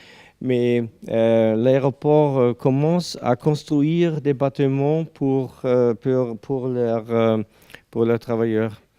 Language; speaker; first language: French; non-native, learner; German